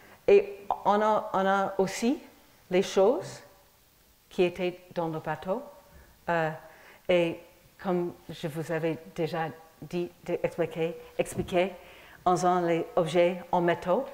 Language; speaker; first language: French; non-native, fluent; English